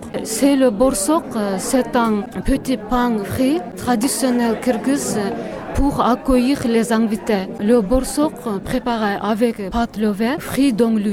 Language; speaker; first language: French; non-native, learner; Kyrgyz